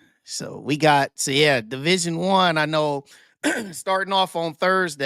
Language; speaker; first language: English; native; English